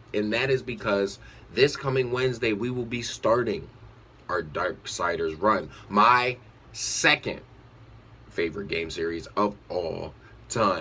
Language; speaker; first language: English; native; English